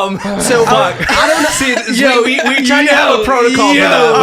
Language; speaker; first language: English; native; English